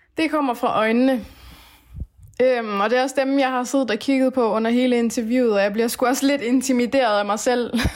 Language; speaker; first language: Danish; early bilingual, other home language; Persian